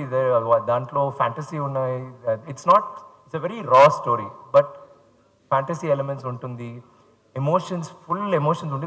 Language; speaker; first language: Telugu; non-native, fluent; Tamil